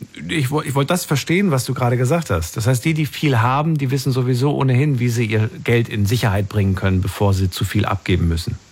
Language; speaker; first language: German; native; German